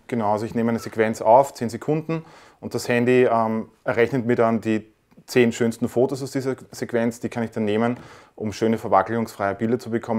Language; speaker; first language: German; native; German